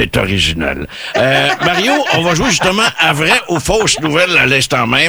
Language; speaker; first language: French; native; French